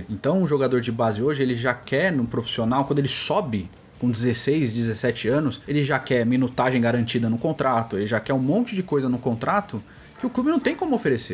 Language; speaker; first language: Portuguese; native; Portuguese